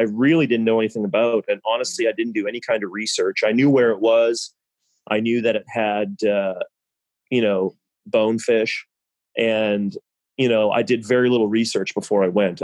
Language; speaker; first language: English; native; English